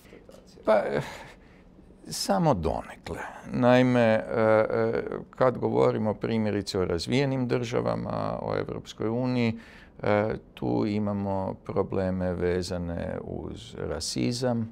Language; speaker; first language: Serbian; native; Serbian